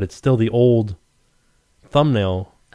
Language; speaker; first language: English; native; English